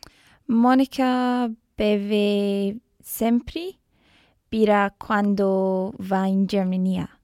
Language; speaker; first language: Italian; non-native, learner; English